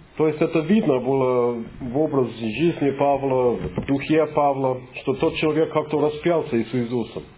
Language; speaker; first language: Russian; non-native, fluent; English